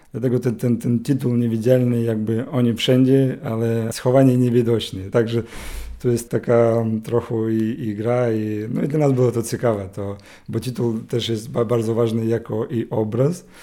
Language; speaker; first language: Polish; non-native, learner; Ukrainian